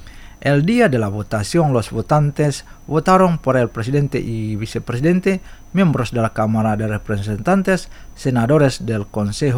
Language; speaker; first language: Spanish; non-native, fluent; Indonesian